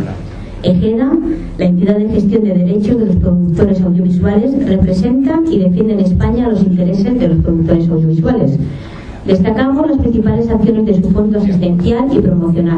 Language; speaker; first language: Spanish; native; Spanish